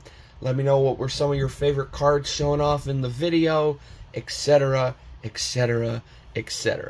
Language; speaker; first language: English; native; English